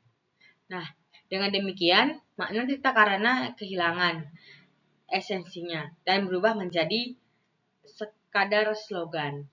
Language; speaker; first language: Indonesian; non-native, local second language; Balinese